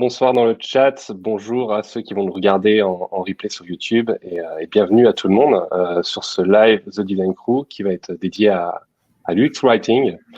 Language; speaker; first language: French; native; French